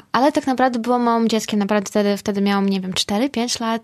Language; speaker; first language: Polish; non-native, fluent; Russian